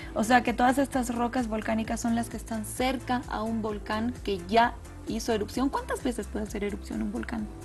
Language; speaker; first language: Spanish; native; Spanish